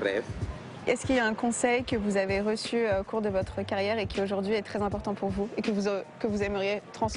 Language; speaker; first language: French; native; French